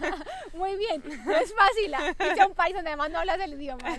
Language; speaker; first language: Spanish; native; Spanish